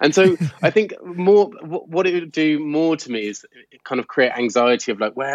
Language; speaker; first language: English; native; English